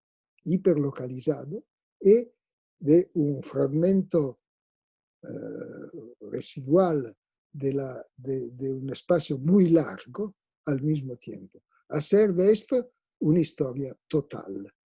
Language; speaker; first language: Spanish; non-native, fluent; Italian